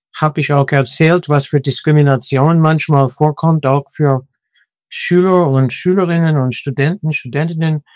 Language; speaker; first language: German; non-native, fluent; English